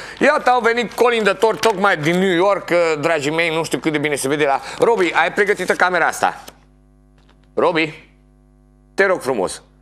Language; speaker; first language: Romanian; native; Romanian